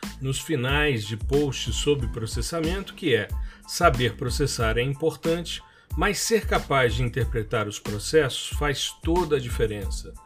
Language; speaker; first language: Portuguese; native; Portuguese